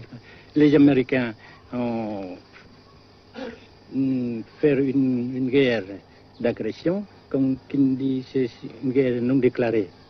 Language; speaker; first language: French; non-native, fluent; Vietnamese